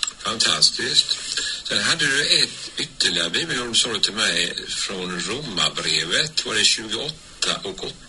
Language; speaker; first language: Swedish; native; Swedish